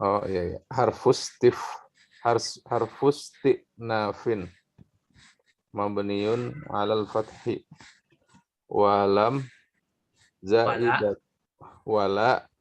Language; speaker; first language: Arabic; non-native, learner; Indonesian